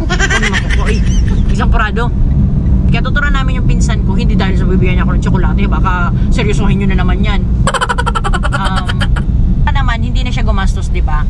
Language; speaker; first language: Filipino; native; Filipino